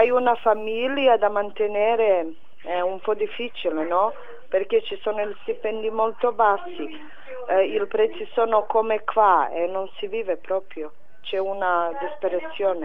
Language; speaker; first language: Italian; non-native, fluent; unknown